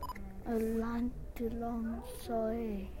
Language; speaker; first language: French; non-native, learner; English